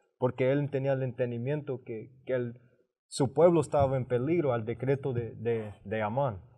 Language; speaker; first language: Spanish; early bilingual, heritage; Spanish